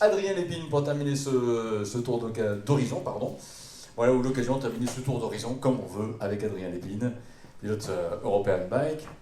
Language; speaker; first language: French; native; French